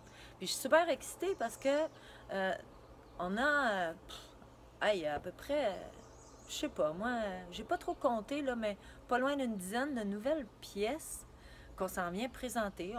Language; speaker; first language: French; native; French